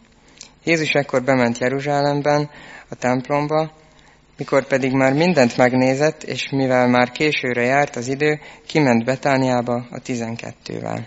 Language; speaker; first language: Hungarian; native; Hungarian